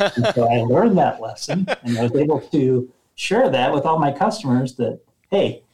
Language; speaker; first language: English; native; English